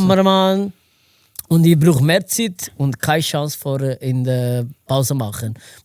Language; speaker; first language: German; non-native, learner; Portuguese